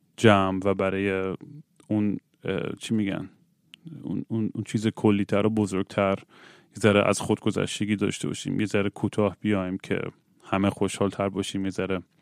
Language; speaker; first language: Persian; native; Persian